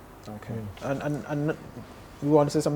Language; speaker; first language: English; native; English